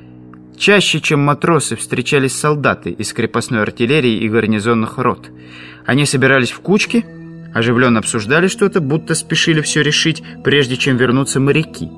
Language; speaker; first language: Russian; native; Russian